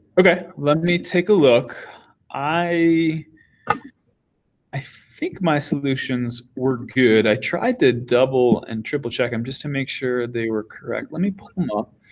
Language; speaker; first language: English; native; English